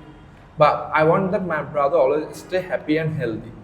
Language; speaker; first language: English; non-native, local second language; Bangla